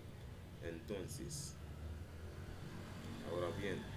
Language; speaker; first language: Spanish; non-native, learner; Haitian Creole